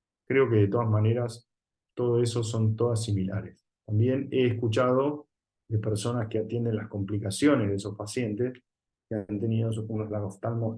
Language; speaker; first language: Spanish; native; Spanish